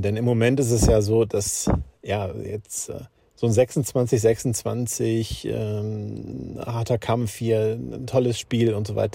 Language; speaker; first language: German; native; German